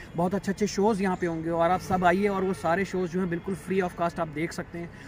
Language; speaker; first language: Hindi; native; Hindi